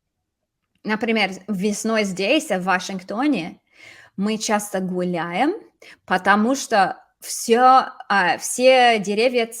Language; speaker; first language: Russian; non-native, fluent; English